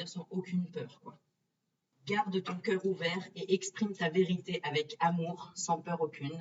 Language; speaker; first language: French; native; French